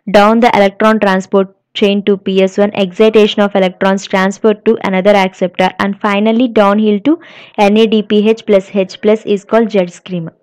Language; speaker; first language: English; non-native, local second language; Telugu